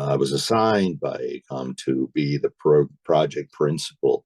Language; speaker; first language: English; native; English